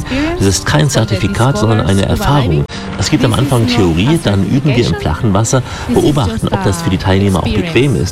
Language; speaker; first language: German; native; German